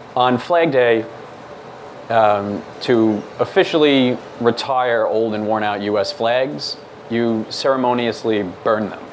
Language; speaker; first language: English; native; English